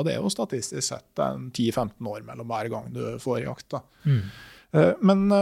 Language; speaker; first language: Norwegian; native; Norwegian